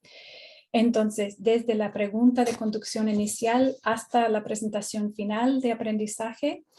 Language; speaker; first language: Spanish; non-native, fluent; English